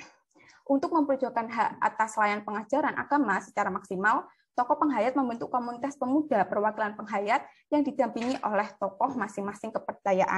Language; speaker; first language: Indonesian; native; Indonesian